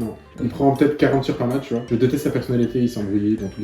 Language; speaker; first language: French; native; French